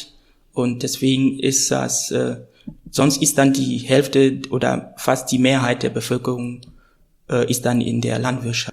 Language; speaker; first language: German; non-native, fluent; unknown